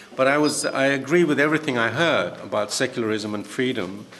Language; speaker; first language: English; native; English